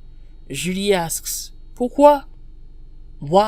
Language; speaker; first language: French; non-native, fluent; English